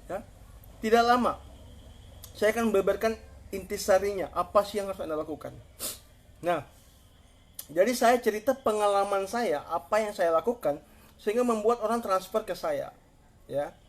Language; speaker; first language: Indonesian; native; Indonesian